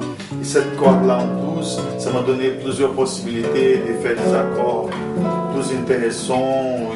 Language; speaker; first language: French; non-native, fluent; Portuguese